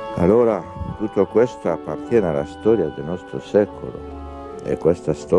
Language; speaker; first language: Italian; non-native, fluent; Polish